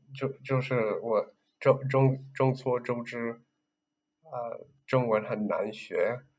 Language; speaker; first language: Chinese; non-native, learner; English